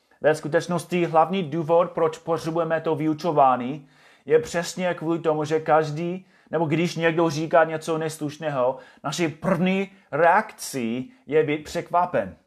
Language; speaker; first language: Czech; non-native, fluent; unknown